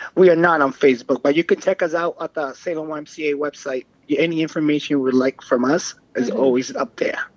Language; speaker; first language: English; non-native, fluent; Spanish